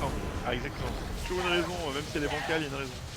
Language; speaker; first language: French; native; French